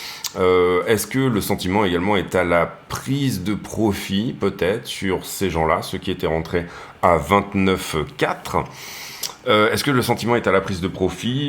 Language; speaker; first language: French; native; French